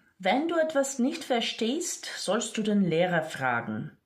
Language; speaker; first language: German; non-native, fluent; Ukrainian